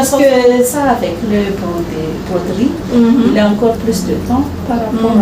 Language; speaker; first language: French; non-native, learner; Malagasy